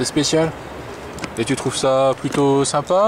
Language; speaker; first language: French; native; French